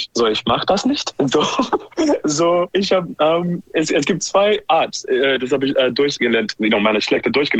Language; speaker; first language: German; non-native, learner; English